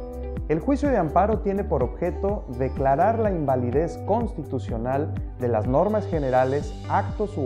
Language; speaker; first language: Spanish; native; Spanish